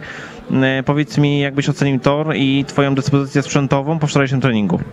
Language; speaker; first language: Polish; native; Polish